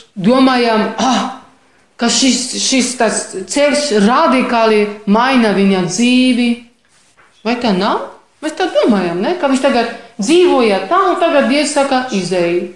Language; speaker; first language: Latvian; non-native, fluent; Polish